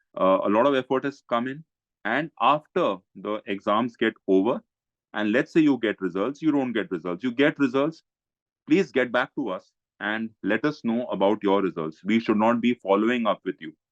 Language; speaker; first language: English; non-native, local second language; Hindi